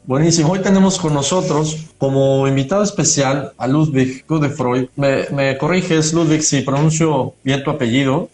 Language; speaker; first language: Spanish; native; Spanish